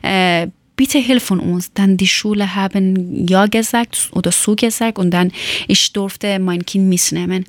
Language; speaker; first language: German; non-native, learner; Persian